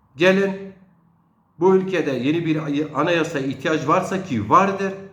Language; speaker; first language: Turkish; non-native, local second language; Zaza